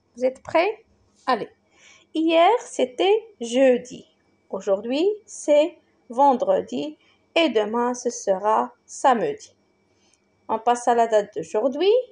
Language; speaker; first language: French; non-native, local second language; Arabic